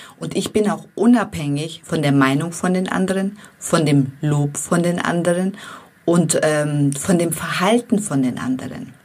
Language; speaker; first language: German; non-native, fluent; Turkish